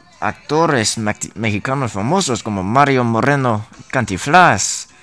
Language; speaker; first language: Spanish; non-native, learner; English